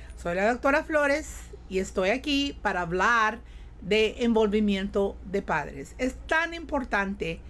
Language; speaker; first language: Spanish; early bilingual, heritage; Spanish